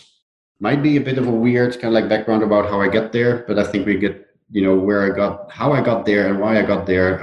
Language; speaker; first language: English; non-native, fluent; Dutch